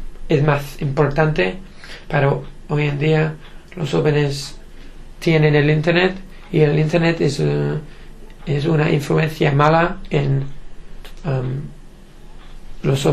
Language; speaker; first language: Spanish; non-native, learner; English